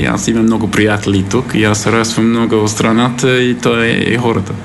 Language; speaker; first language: Bulgarian; non-native, learner; English